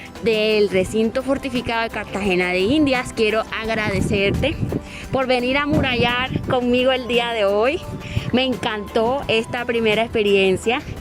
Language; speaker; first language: Spanish; native; Spanish